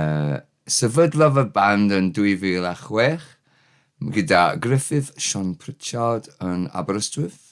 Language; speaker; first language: Welsh; non-native, learner; English